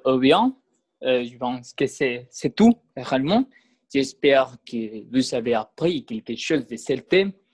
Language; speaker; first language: French; non-native, learner; Spanish